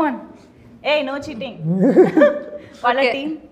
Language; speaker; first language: Telugu; native; Telugu